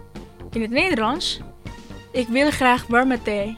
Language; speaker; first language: Dutch; non-native, learner; Indonesian